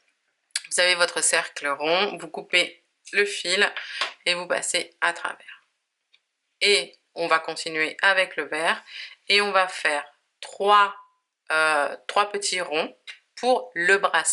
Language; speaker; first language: French; native; French